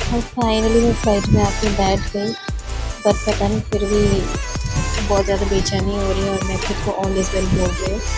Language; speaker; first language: Hindi; non-native, local second language; Bangla